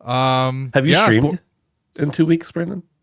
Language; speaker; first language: English; native; English